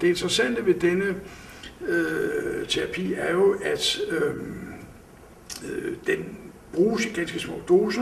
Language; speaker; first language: Danish; native; Danish